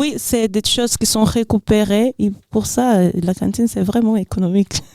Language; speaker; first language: French; non-native, learner; Portuguese